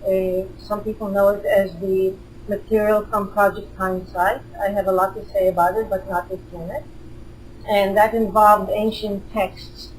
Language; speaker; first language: English; non-native, fluent; Hebrew